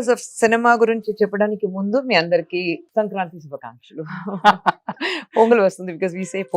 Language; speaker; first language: Telugu; non-native, fluent; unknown